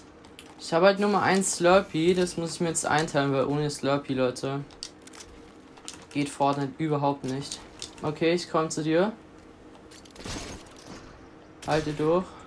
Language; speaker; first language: German; native; German